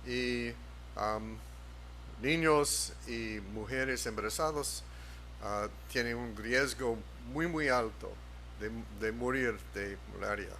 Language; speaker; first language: Spanish; non-native, fluent; English